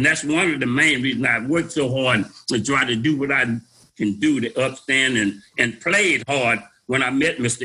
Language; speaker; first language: English; native; English